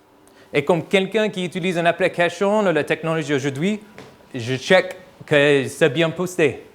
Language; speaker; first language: French; non-native, fluent; English